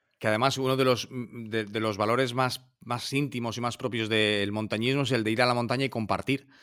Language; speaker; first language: Spanish; non-native, local second language; Catalan